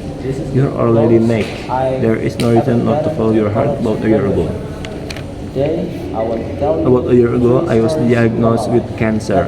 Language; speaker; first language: English; non-native, learner; Indonesian